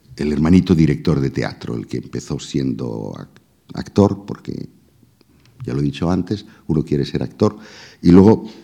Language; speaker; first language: Spanish; native; Spanish